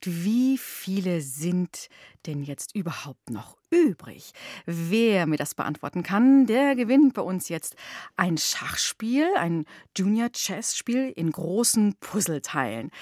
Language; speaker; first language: German; native; German